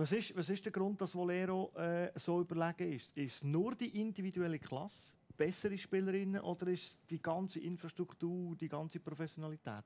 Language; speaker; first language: German; native; German